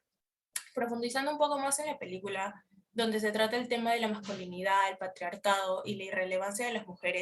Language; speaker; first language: Spanish; native; Spanish